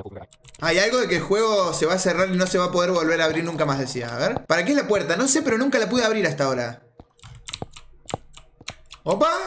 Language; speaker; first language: Spanish; native; Spanish